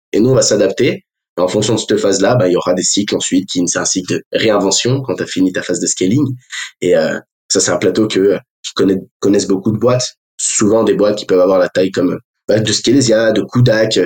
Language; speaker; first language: French; native; French